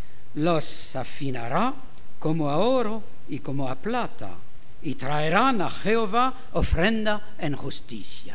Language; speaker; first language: Spanish; non-native, fluent; French